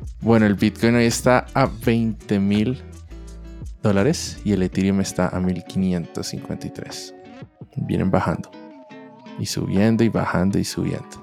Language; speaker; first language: Spanish; native; Spanish